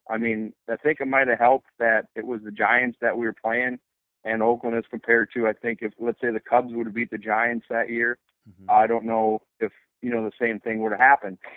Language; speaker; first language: English; native; English